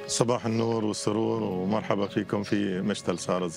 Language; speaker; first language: Arabic; native; Arabic